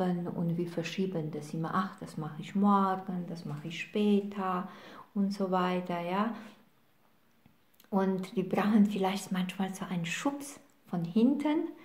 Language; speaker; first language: German; non-native, fluent; Polish